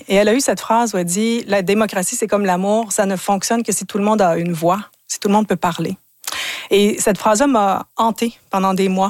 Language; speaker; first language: French; native; French